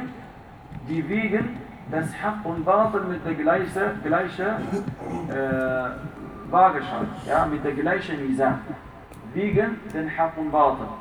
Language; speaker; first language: German; non-native, fluent; Arabic